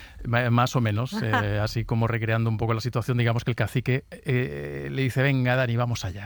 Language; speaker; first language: Spanish; native; Spanish